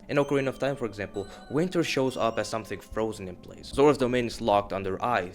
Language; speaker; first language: English; non-native, fluent; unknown